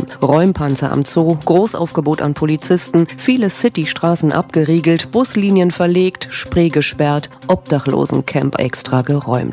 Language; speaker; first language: German; native; German